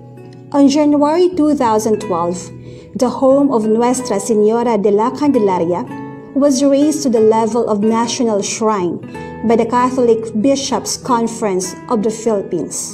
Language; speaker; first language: English; non-native, local second language; Filipino